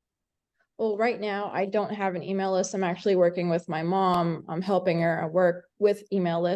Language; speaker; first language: English; native; English